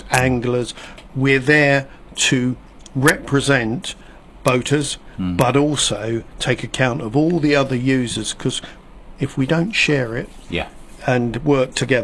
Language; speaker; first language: English; native; English